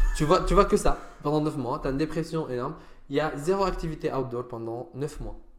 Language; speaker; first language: French; non-native, fluent; Arabic